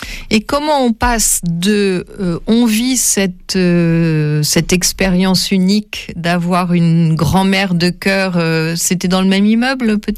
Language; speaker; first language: French; native; French